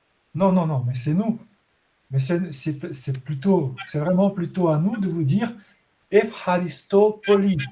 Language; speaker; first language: French; non-native, fluent; Portuguese